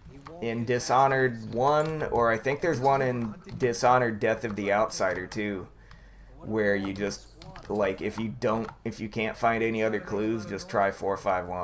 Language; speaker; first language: English; native; English